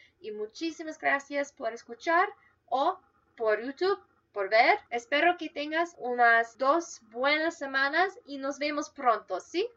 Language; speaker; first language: Spanish; non-native, fluent; English